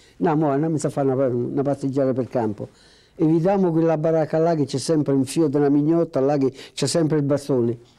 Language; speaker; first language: Italian; native; Italian